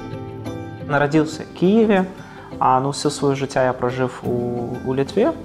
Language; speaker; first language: Ukrainian; early bilingual, heritage; Ukrainian